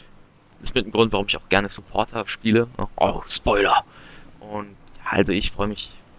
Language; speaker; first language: German; native; German